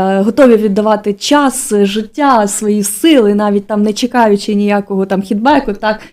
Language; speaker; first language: Ukrainian; native; Ukrainian